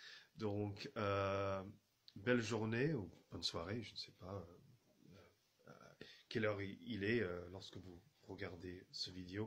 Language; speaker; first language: French; non-native, fluent; English